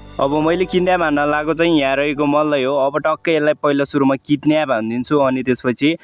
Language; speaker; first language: Nepali; non-native, local second language; Eastern Tamang